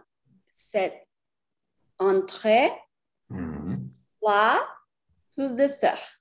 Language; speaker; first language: French; non-native, learner; Spanish